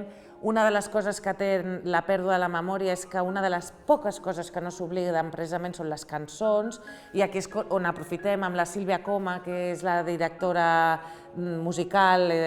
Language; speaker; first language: Catalan; native; Catalan